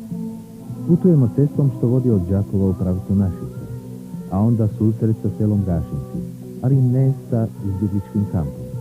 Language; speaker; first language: Bosnian; native; Bosnian